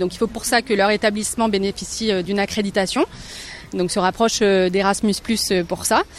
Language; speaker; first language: French; native; French